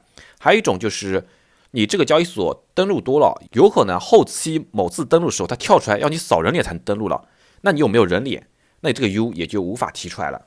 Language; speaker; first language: Chinese; native; Chinese